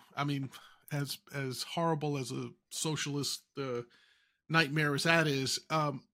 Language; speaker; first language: English; native; English